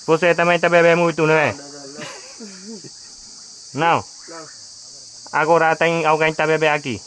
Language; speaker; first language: Portuguese; non-native, learner; Vietnamese